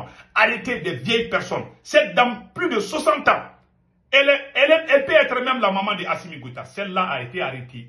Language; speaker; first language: French; non-native, local second language; Bambara